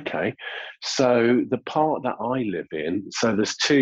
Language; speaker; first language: English; native; English